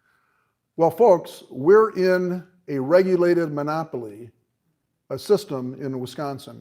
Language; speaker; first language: English; native; English